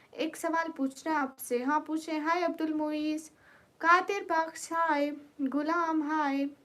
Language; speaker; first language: Urdu; non-native, local second language; Saraiki